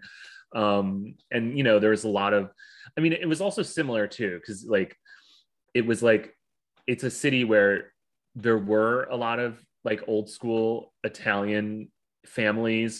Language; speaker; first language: English; native; English